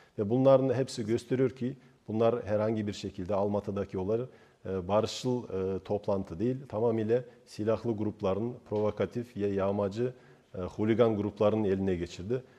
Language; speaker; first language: Turkish; non-native, fluent; Kazakh